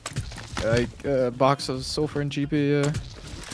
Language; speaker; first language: English; native; English